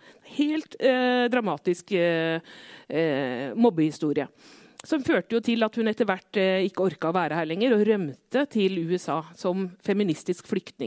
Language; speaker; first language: Norwegian; native; Norwegian